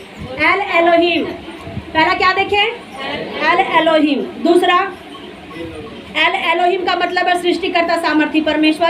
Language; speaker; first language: Hindi; native; Hindi